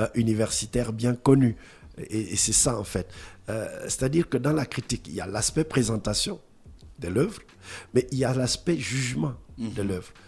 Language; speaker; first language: French; non-native, local second language; Lingala